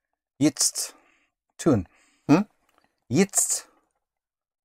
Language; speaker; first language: German; non-native, learner; English